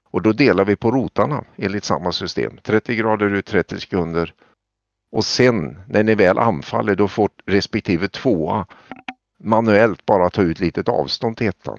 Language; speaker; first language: Swedish; native; Swedish